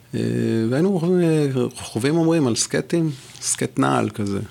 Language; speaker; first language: Hebrew; non-native, local second language; French